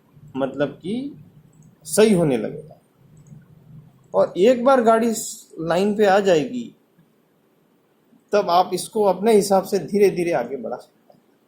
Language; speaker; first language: Hindi; native; Hindi